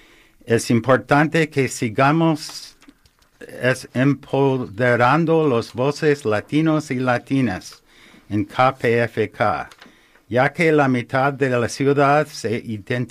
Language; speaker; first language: Spanish; non-native, learner; English